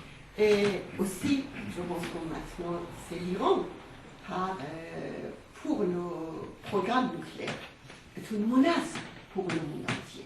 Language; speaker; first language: French; non-native, fluent; Persian